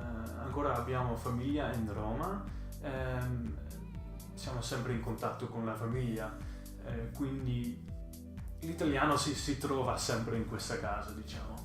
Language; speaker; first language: Italian; early bilingual, heritage; Dutch